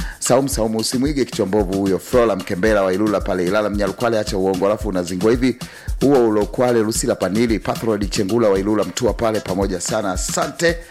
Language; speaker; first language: Swahili; native; Swahili